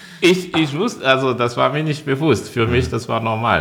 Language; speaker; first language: German; non-native, fluent; French